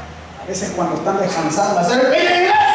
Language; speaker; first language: Spanish; native; Spanish